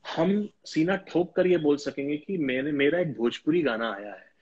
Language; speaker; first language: Hindi; native; Hindi